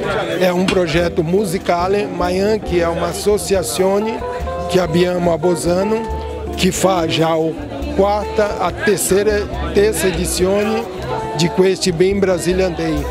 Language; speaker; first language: Italian; non-native, learner; Portuguese